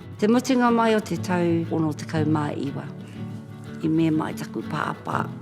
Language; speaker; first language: Māori; non-native, local second language; English